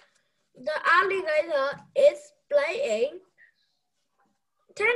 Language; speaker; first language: English; non-native, learner; Vietnamese